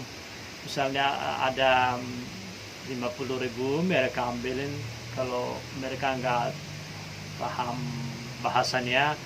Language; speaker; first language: Indonesian; non-native, fluent; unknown